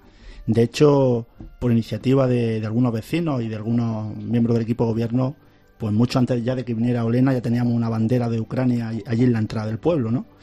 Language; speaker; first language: Spanish; native; Spanish